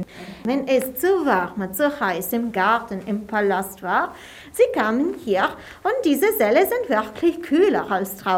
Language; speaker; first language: German; non-native, fluent; Italian